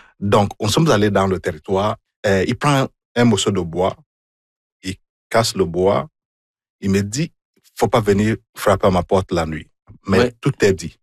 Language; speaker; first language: French; non-native, fluent; Igbo